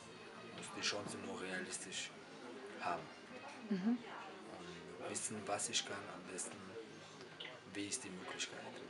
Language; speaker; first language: German; non-native, fluent; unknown